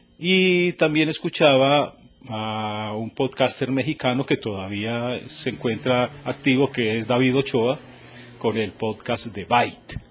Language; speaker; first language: Spanish; native; Spanish